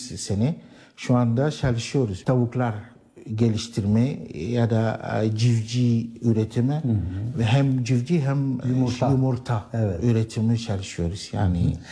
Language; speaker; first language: Turkish; non-native, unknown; Arabic